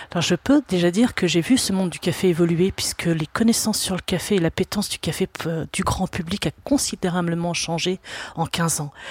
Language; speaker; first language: French; native; French